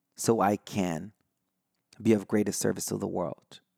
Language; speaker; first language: English; non-native, fluent; Portuguese